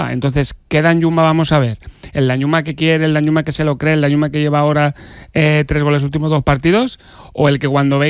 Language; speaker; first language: Spanish; native; Spanish